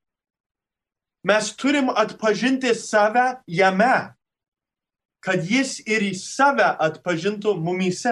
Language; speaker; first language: Lithuanian; early bilingual, heritage; Lithuanian